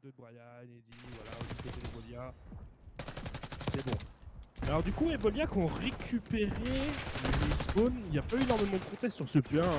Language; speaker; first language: French; native; French